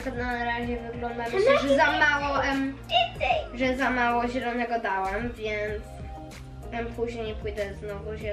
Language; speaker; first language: Polish; early bilingual, heritage; Polish